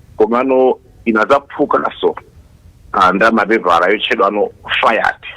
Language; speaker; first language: Nyanja; native; Nyanja